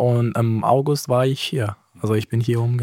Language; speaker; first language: German; non-native, fluent; Romanian